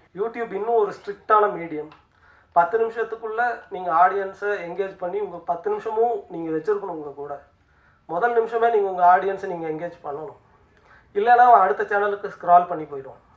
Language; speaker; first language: Tamil; native; Tamil